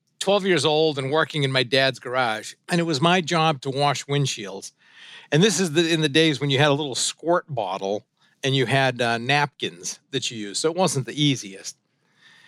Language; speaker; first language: English; early bilingual, other home language; French